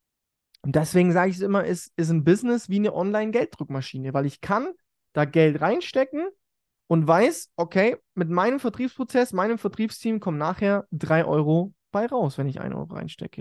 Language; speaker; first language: German; native; German